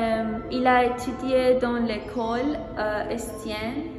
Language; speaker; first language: French; non-native, learner; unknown